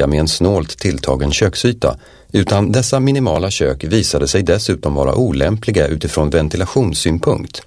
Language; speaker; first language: Swedish; native; Swedish